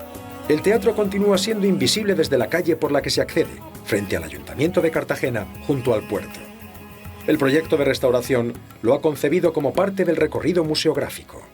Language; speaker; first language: Spanish; native; Spanish